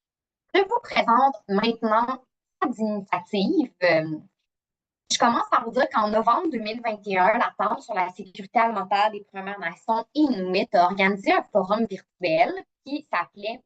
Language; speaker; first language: French; native; French